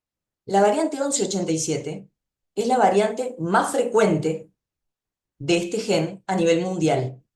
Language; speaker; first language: Spanish; native; Spanish